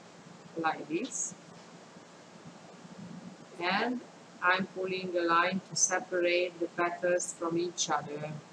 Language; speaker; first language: English; non-native, fluent; Hungarian